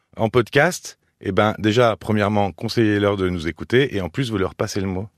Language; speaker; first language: French; native; French